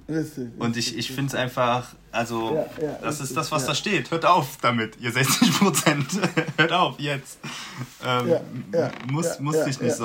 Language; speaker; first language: German; native; German